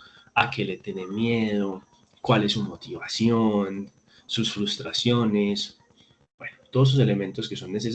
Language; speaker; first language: Spanish; native; Spanish